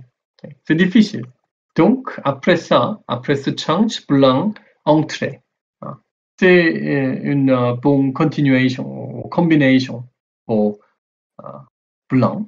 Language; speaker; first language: French; non-native, learner; Korean